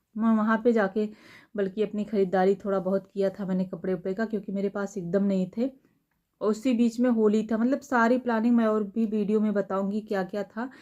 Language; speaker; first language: Hindi; native; Hindi